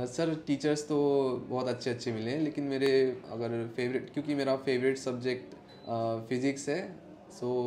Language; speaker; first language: Hindi; non-native, local second language; Assamese